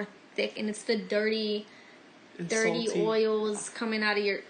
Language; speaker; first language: English; non-native, fluent; Albanian